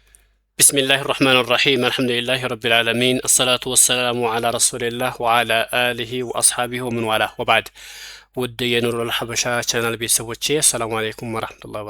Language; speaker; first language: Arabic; non-native, fluent; Amharic